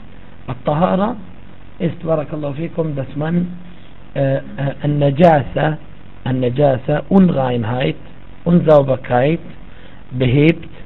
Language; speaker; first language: German; non-native, fluent; Arabic